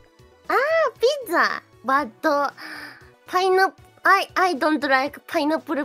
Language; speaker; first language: English; non-native, learner; Japanese